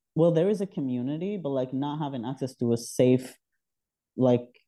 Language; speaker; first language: English; non-native, fluent; Arabic